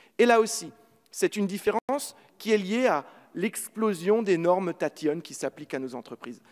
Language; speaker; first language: French; native; French